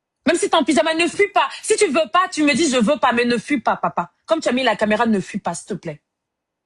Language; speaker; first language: French; native; French